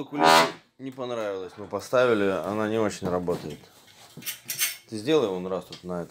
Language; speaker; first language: Russian; native; Russian